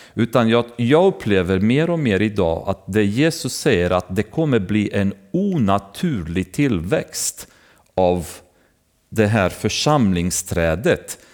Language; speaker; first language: Swedish; non-native, fluent; Romanian